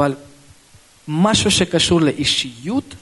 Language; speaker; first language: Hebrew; non-native, local second language; Russian